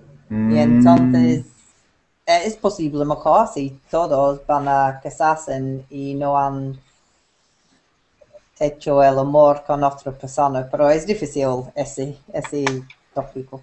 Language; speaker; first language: Spanish; non-native, learner; English